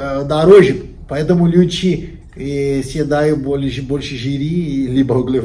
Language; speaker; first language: Russian; non-native, fluent; Portuguese